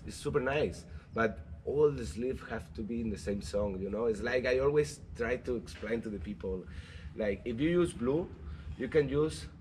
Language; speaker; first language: English; non-native, learner; Spanish